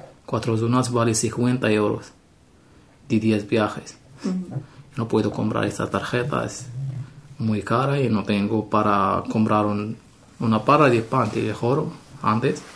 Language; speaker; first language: Spanish; non-native, learner; Arabic